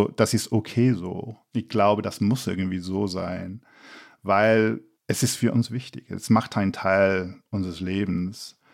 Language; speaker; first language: German; non-native, fluent; English